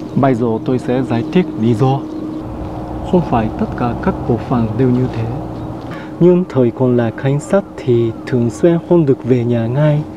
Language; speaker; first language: Vietnamese; non-native, fluent; Japanese